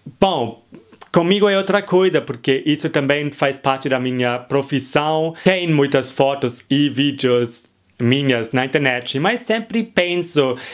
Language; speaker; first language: Portuguese; non-native, fluent; German